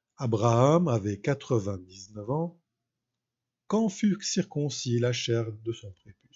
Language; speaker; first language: French; non-native, local second language; Arabic